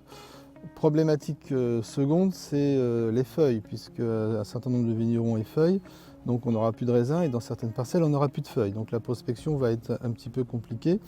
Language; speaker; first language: French; native; French